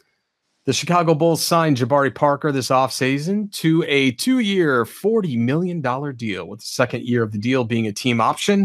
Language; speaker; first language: English; native; English